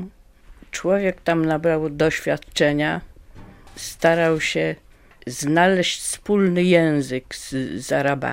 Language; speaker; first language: Polish; native; Polish